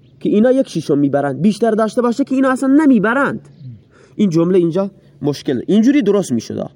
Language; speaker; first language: Persian; non-native, local second language; Baluchi